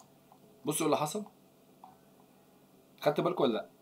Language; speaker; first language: Arabic; native; Arabic